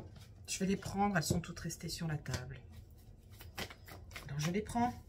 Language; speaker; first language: French; native; French